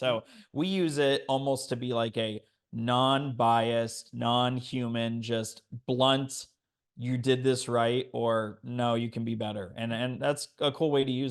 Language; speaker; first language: English; native; English